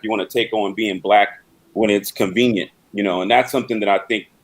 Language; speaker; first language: English; native; English